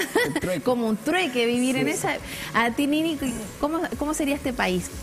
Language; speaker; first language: Spanish; native; Spanish